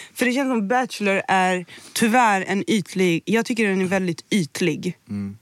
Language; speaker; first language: Swedish; early bilingual, other home language; Somali